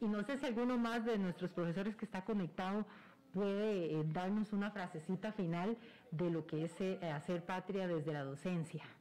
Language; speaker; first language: Spanish; native; Spanish